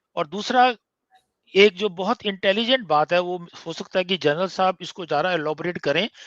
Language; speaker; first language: Hindi; non-native, fluent; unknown